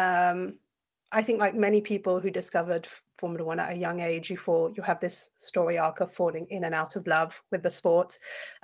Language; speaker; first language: English; non-native, fluent; French